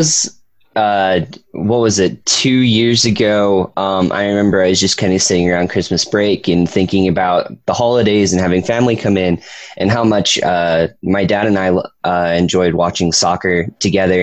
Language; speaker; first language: English; native; English